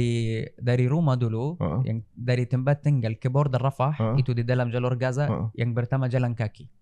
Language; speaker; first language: Indonesian; non-native, fluent; Arabic